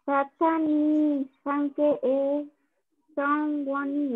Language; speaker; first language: Korean; non-native, learner; Spanish